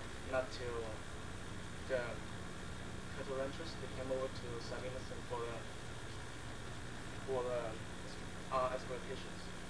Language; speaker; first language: English; non-native, fluent; Chinese